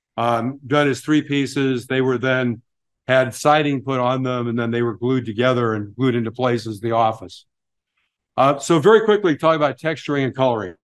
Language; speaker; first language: English; native; English